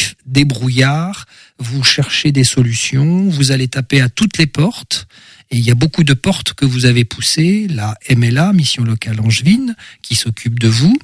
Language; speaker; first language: French; native; French